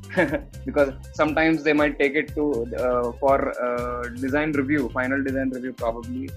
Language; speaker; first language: English; non-native, local second language; Marathi